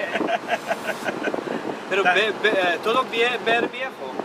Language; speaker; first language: Spanish; non-native, learner; English